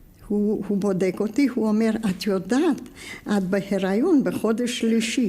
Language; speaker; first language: Hebrew; non-native, fluent; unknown